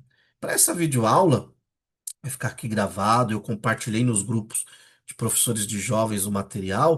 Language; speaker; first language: Portuguese; native; Portuguese